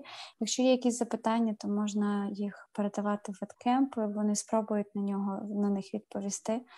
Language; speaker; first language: Ukrainian; native; Ukrainian